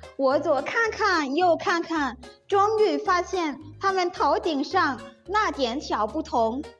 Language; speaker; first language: Chinese; non-native, fluent; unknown